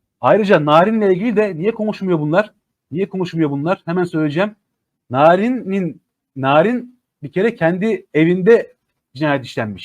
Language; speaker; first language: Turkish; native; Turkish